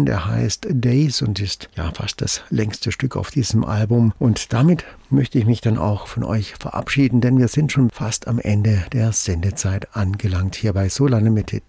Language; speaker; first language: German; native; German